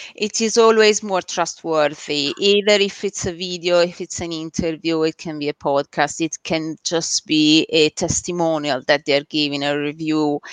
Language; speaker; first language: English; non-native, fluent; Italian